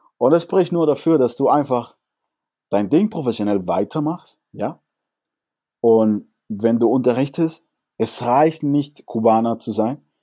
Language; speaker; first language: German; non-native, fluent; Spanish